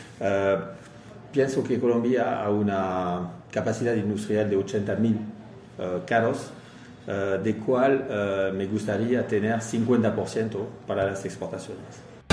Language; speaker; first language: Spanish; non-native, fluent; French